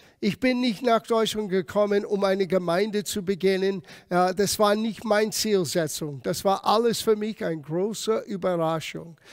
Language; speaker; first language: German; non-native, fluent; English